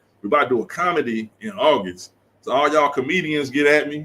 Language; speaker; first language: English; native; English